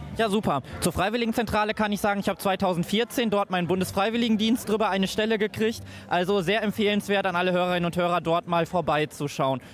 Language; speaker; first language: German; native; German